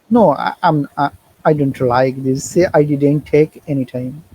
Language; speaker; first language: English; non-native, learner; Bangla